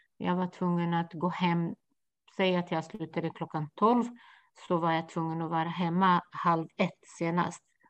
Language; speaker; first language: Swedish; non-native, fluent; Kurdish